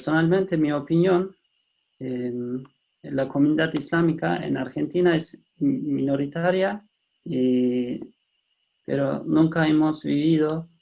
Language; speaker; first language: Spanish; non-native, fluent; Turkish